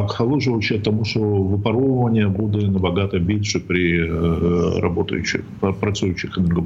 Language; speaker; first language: Ukrainian; native; Ukrainian